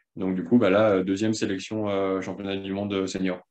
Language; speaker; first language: French; native; French